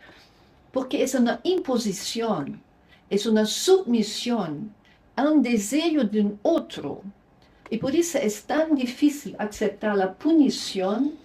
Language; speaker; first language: Spanish; non-native, fluent; Luxembourgish